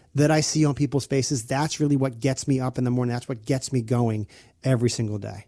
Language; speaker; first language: English; native; English